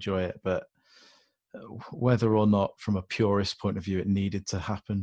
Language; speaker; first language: English; native; English